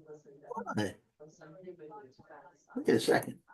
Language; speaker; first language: English; native; English